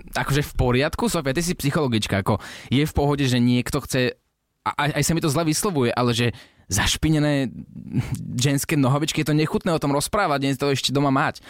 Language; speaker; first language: Slovak; native; Slovak